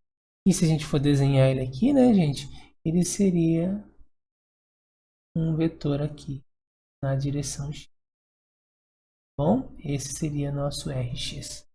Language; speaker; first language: Portuguese; native; Portuguese